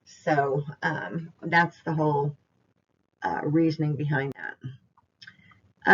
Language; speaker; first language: English; native; English